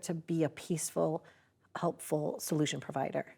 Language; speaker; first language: English; native; English